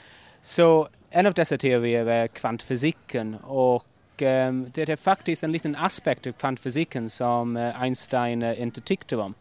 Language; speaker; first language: Swedish; non-native, fluent; English